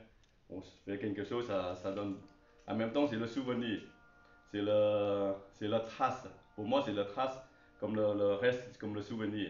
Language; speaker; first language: French; non-native, learner; Chinese